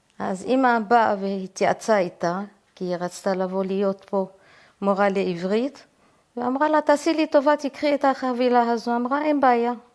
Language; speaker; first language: Hebrew; early bilingual, heritage; Hebrew